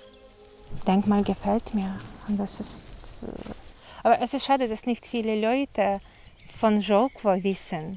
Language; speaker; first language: German; non-native, fluent; Ukrainian